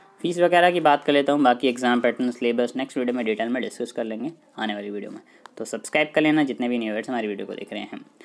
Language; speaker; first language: Hindi; native; Hindi